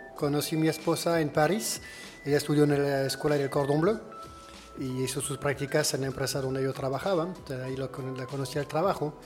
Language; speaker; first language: Spanish; non-native, fluent; French